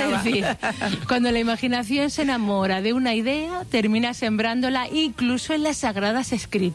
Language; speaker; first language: Spanish; native; Spanish